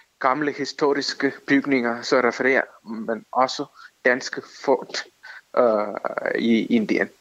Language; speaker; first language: Danish; non-native, fluent; Tamil